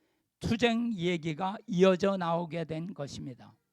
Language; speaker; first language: Korean; native; Korean